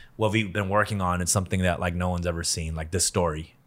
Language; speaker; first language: English; early bilingual, other home language; Korean